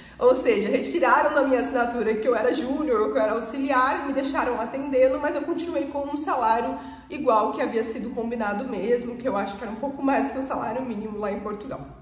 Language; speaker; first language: Portuguese; native; Portuguese